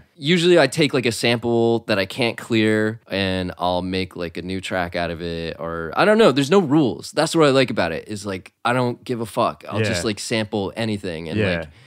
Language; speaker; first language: English; native; English